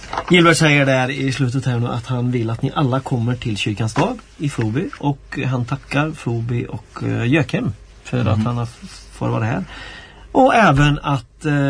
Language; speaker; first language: Swedish; native; Swedish